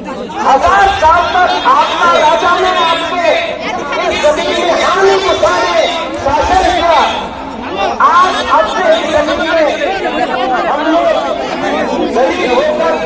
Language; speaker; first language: Hindi; non-native, local second language; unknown